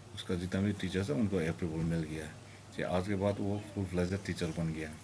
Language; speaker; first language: Hindi; non-native, local second language; Nepali